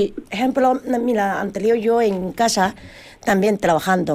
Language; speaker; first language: Spanish; non-native, learner; Chinese